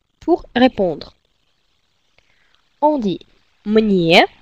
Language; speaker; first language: French; non-native, fluent; Russian